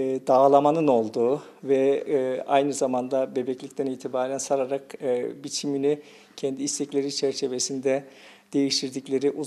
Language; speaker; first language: Turkish; native; Turkish